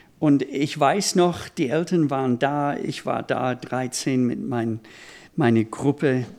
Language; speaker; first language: German; non-native, fluent; English